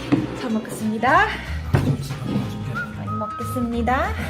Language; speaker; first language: Korean; non-native, learner; Polish